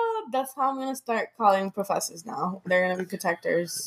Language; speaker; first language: English; non-native, local second language; Spanish